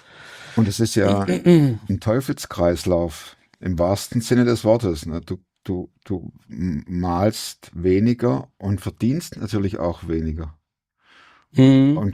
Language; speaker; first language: German; native; German